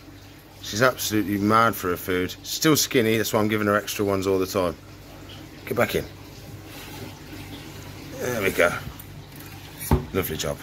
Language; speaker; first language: English; native; English